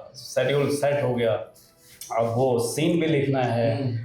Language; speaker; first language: Hindi; non-native, local second language; Marathi